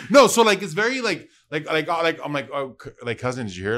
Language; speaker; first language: English; early bilingual, other home language; Spanish